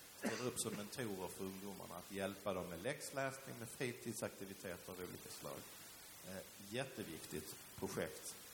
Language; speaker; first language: Swedish; early bilingual, other home language; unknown